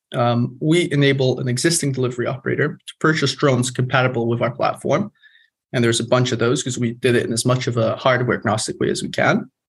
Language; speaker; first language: English; non-native, fluent; Polish